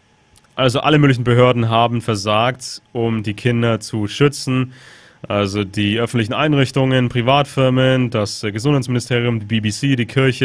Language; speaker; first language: German; native; German